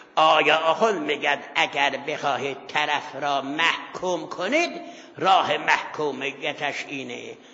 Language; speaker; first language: Persian; non-native, local second language; Azerbaijani